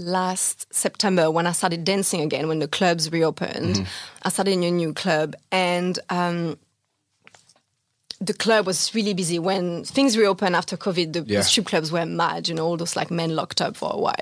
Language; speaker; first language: English; non-native, fluent; French